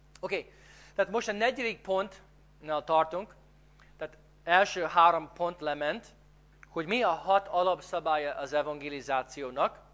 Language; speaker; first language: Hungarian; non-native, fluent; English